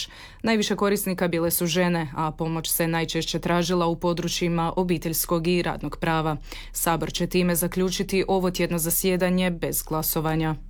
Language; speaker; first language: Serbian; native; Serbian